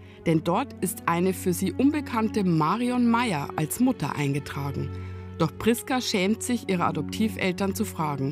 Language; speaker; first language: German; native; German